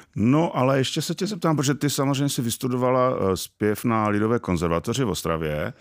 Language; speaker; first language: Czech; native; Czech